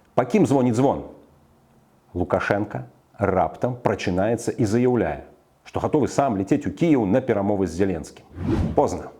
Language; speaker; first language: Belarusian; native; Belarusian